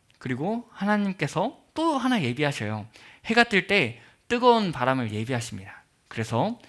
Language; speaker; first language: Korean; native; Korean